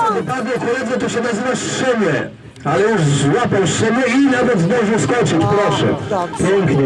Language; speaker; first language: Polish; native; Polish